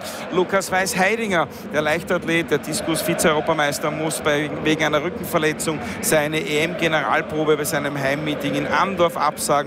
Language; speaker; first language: German; native; German